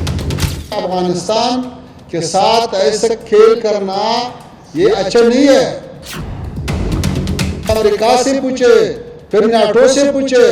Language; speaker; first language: Hindi; non-native, learner; Pashto